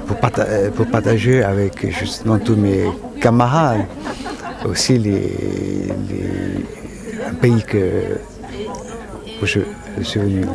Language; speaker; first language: French; non-native, fluent; Chinese